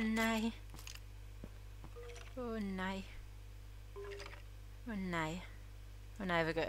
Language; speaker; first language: Danish; native; Danish